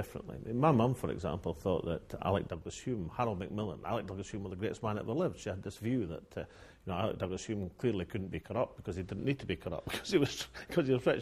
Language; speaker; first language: English; native; English